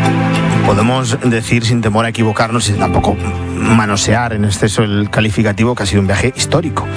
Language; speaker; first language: Spanish; native; Spanish